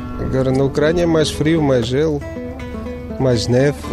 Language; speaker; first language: Portuguese; non-native, learner; Ukrainian